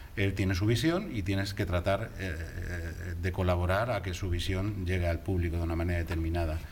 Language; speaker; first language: Spanish; native; Spanish